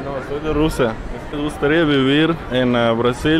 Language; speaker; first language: Spanish; non-native, fluent; Russian